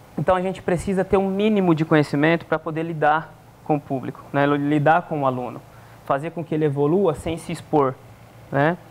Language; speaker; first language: Portuguese; native; Portuguese